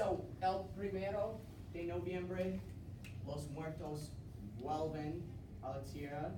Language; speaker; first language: Spanish; non-native, learner; English